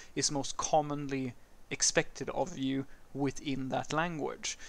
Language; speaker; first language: English; non-native, fluent; Swedish